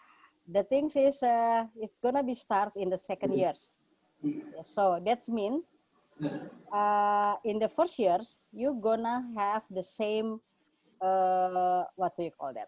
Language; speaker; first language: English; non-native, fluent; Indonesian